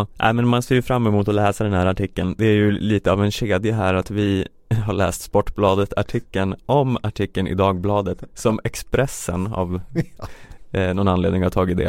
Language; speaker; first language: Swedish; native; Swedish